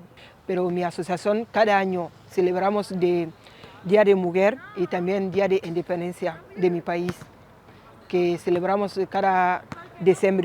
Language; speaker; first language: Spanish; non-native, learner; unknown